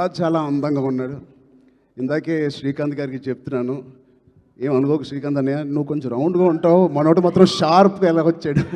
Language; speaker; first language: Telugu; native; Telugu